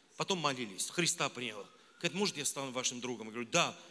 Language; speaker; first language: Russian; non-native, local second language; Armenian